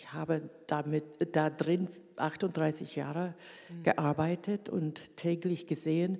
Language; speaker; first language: German; early bilingual, heritage; German